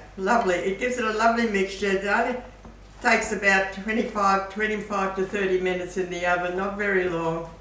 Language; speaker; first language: English; native; English